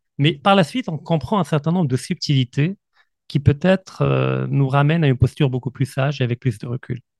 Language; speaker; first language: French; non-native, local second language; Arabic